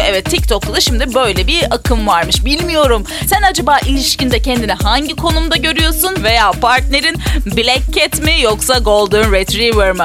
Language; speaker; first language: Turkish; native; Turkish